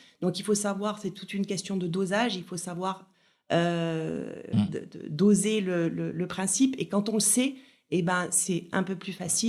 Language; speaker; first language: French; native; French